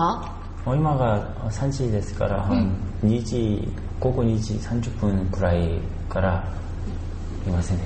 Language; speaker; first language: Japanese; non-native, learner; Korean